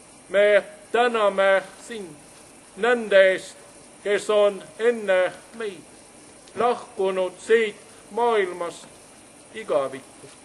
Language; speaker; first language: Estonian; non-native, learner; Swedish